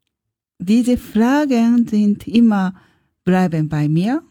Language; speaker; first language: German; non-native, learner; Japanese